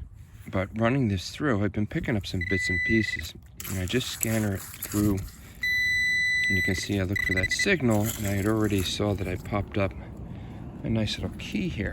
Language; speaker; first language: English; native; English